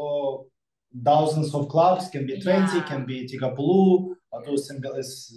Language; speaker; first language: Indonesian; non-native, fluent; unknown